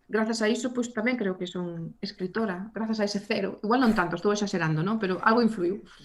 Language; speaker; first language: Galician; non-native, local second language; Spanish